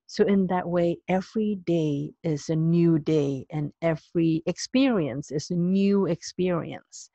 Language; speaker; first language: English; non-native, local second language; Cantonese